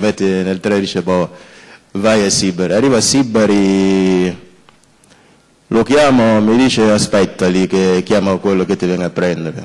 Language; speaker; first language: Italian; non-native, fluent; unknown